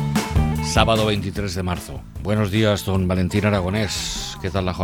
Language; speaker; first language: Spanish; native; Spanish